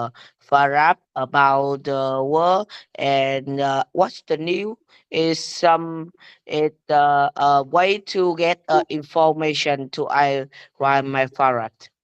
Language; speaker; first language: English; non-native, learner; Vietnamese